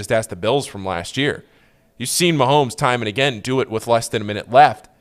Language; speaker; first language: English; native; English